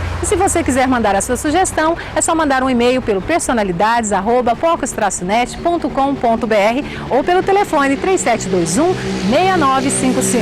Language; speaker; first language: Portuguese; native; Portuguese